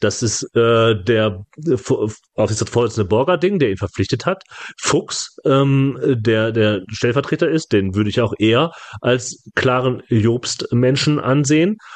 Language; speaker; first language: German; native; German